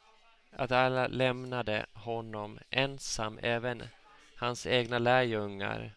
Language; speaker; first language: Swedish; non-native, local second language; Finnish